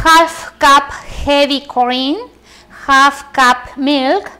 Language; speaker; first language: English; non-native, learner; Spanish